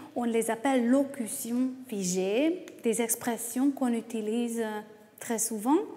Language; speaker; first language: French; non-native, fluent; Hungarian